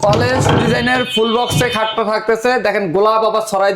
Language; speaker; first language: Bangla; native; Bangla